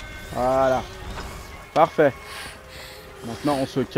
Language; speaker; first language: French; native; French